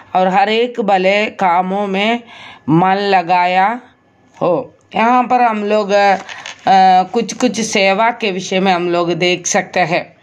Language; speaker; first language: Hindi; non-native, local second language; Malayalam